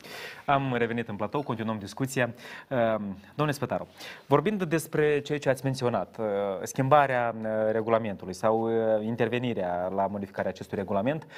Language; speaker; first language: Romanian; native; Romanian